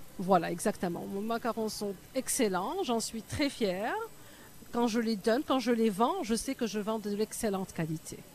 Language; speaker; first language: French; non-native, local second language; Arabic